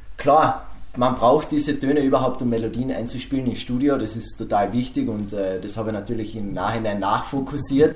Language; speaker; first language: German; native; German